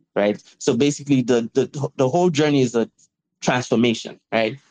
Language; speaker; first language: English; non-native, local second language; Yoruba